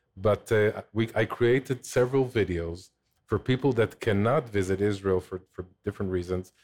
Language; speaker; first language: English; non-native, fluent; Hebrew